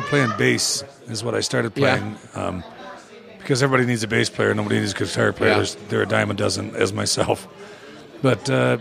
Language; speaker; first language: English; native; English